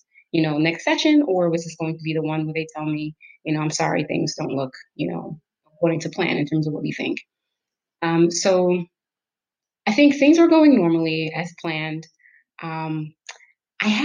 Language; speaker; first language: English; native; English